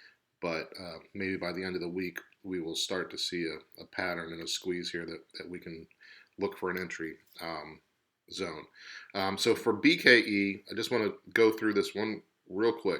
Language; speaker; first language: English; native; English